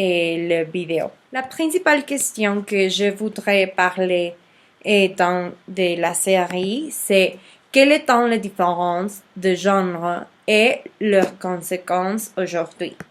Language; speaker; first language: French; non-native, learner; Spanish